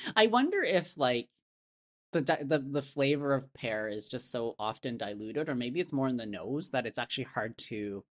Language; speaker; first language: English; non-native, local second language; Cantonese